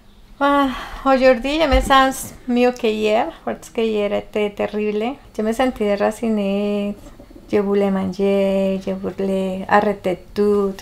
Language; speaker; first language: French; non-native, learner; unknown